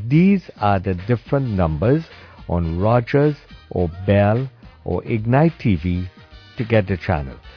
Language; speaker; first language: English; native; English